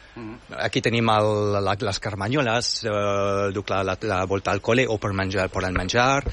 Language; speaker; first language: Catalan; non-native, fluent; French